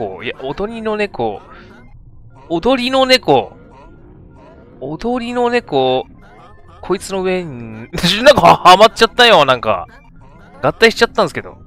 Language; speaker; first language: Japanese; native; Japanese